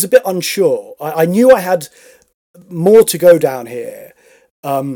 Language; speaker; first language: English; native; English